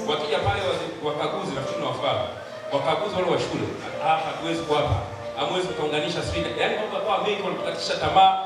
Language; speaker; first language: Swahili; non-native, local second language; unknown